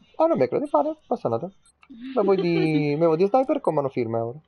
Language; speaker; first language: Spanish; non-native, learner; Italian